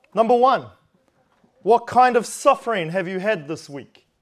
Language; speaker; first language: English; native; English